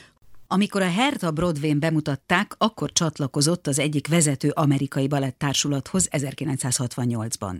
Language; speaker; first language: Hungarian; native; Hungarian